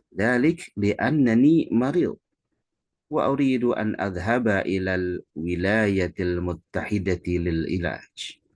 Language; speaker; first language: Arabic; non-native, fluent; Indonesian